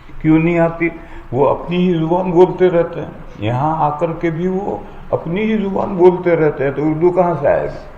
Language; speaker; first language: Urdu; non-native, local second language; Gujarati